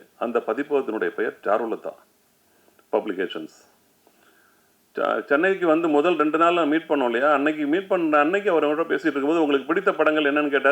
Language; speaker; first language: Tamil; native; Tamil